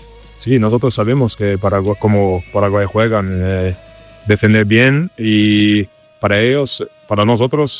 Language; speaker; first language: Spanish; non-native, learner; German